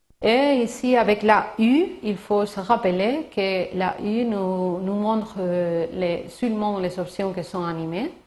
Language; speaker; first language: French; non-native, learner; Spanish